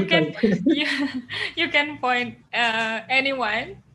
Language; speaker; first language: English; non-native, fluent; Indonesian